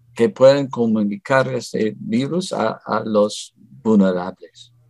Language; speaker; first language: Spanish; non-native, fluent; English